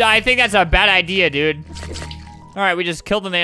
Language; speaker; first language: English; native; English